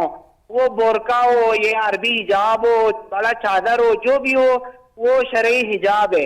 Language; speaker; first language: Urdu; non-native, learner; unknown